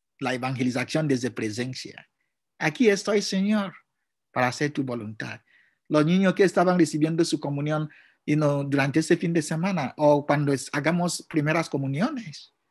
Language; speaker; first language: Spanish; non-native, fluent; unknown